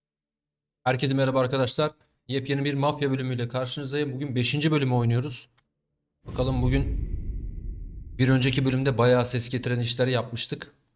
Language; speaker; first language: Turkish; native; Turkish